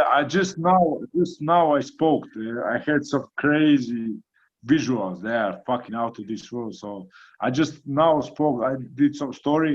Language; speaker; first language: English; non-native, fluent; Croatian